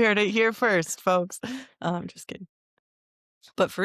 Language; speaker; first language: English; native; English